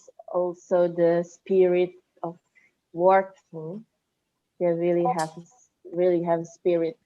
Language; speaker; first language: English; non-native, learner; Indonesian